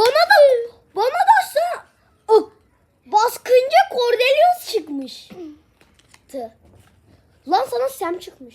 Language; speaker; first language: Turkish; native; Turkish